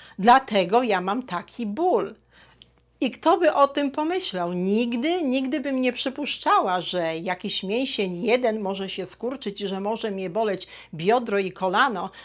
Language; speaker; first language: Polish; native; Polish